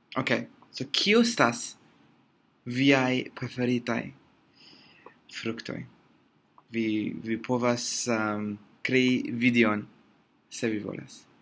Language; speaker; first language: Esperanto; non-native, learner; English